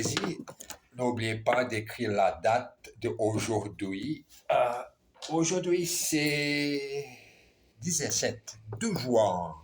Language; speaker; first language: French; non-native, learner; Portuguese